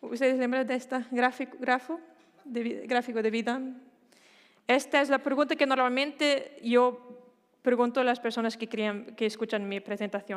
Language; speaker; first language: Spanish; non-native, fluent; Danish